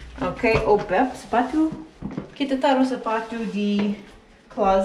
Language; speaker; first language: Indonesian; non-native, learner; English